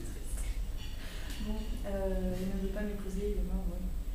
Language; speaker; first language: French; native; French